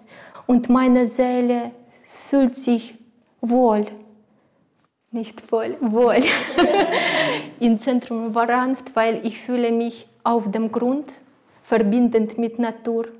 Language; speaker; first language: German; non-native, learner; Ukrainian